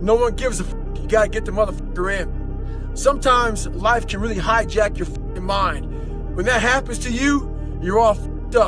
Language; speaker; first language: English; native; English